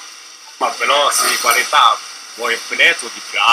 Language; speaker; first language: Italian; non-native, learner; Chinese